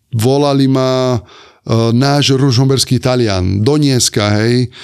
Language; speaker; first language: Slovak; non-native, fluent; Italian